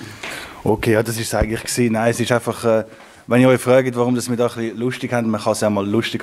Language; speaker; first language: German; non-native, local second language; French